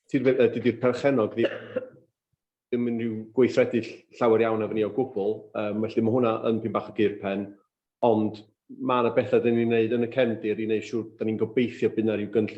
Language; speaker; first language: Welsh; native; Welsh